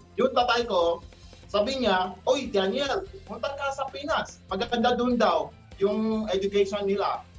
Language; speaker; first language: Filipino; non-native, learner; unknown